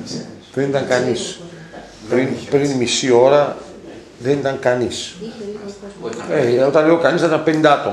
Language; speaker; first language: Greek; native; Greek